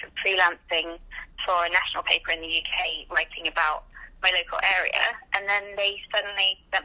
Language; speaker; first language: English; native; English